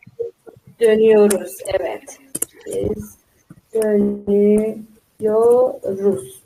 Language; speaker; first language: Turkish; non-native, fluent; Uzbek